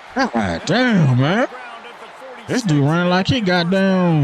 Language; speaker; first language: English; native; English